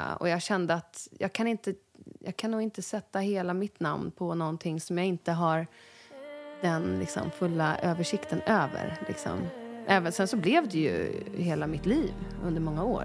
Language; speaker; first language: Swedish; native; Swedish